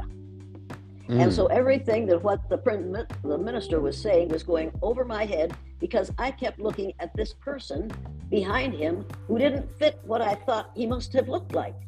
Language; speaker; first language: English; native; English